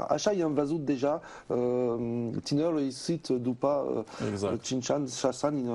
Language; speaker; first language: Romanian; non-native, learner; French